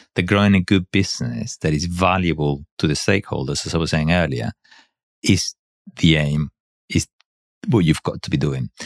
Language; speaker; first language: English; non-native, fluent; Spanish